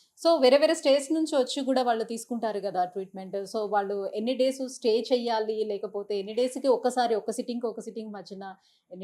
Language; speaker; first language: Telugu; native; Telugu